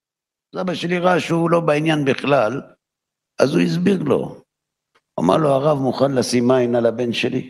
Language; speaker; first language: Hebrew; native; Hebrew